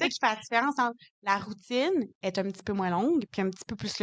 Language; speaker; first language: French; native; French